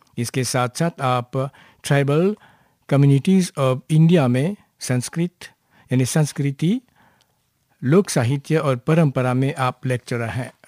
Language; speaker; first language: Hindi; non-native, local second language; Morisyen